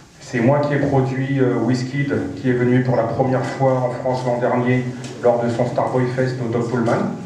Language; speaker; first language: French; early bilingual, other home language; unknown